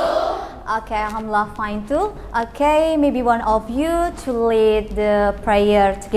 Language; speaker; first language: English; non-native, learner; Indonesian